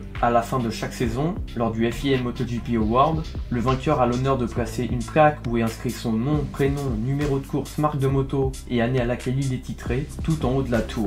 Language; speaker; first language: French; native; French